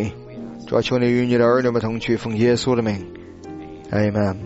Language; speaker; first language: Chinese; native; Chinese